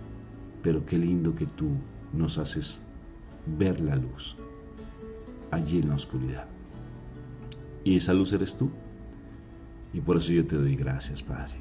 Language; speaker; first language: Spanish; native; Spanish